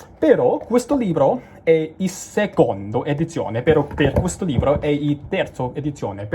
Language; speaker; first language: Italian; non-native, learner; Cantonese